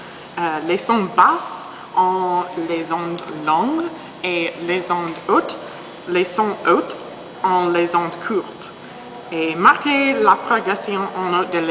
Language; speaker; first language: French; non-native, learner; English